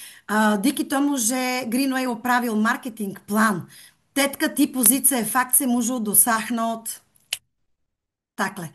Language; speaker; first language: Czech; non-native, fluent; Bulgarian